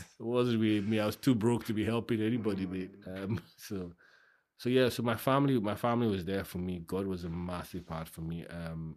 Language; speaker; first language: English; non-native, local second language; Yoruba